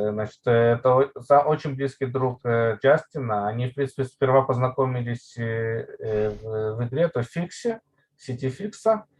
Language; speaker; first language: Russian; native; Russian